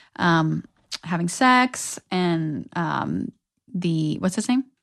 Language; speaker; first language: English; native; English